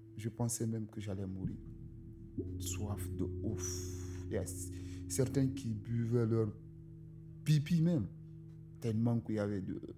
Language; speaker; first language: French; non-native, local second language; Susu